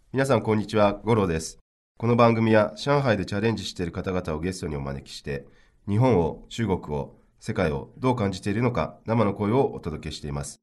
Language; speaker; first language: Japanese; native; Japanese